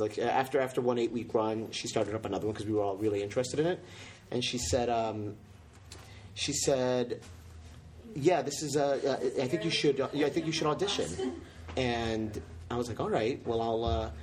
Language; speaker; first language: English; native; English